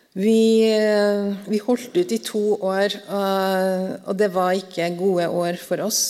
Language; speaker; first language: Norwegian; native; Norwegian